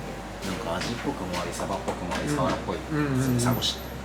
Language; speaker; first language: Japanese; native; Japanese